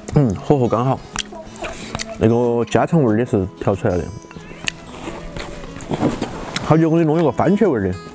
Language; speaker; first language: Chinese; native; Chinese